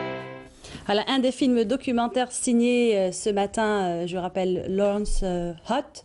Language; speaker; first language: French; native; French